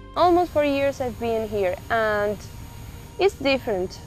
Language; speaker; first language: English; non-native, fluent; Spanish